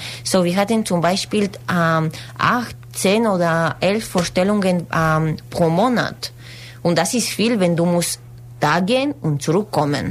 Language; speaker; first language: German; non-native, learner; Spanish